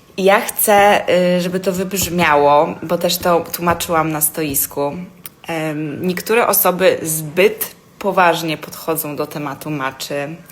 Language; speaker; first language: Polish; native; Polish